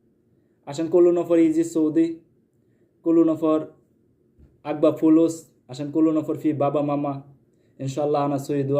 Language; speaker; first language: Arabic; non-native, learner; Bangla